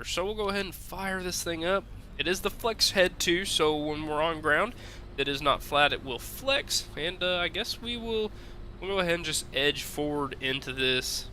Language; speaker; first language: English; native; English